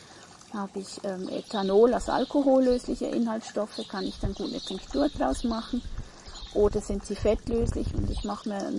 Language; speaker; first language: German; native; German